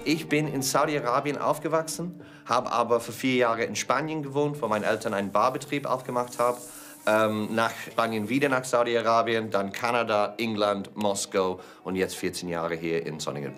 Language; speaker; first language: German; non-native, fluent; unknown